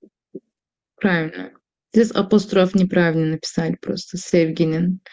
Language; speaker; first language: Russian; non-native, fluent; Turkish